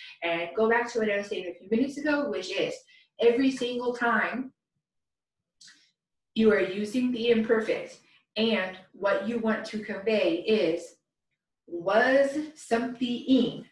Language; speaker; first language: English; native; English